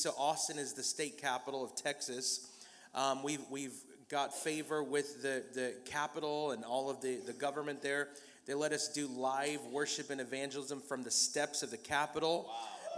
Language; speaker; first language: English; native; English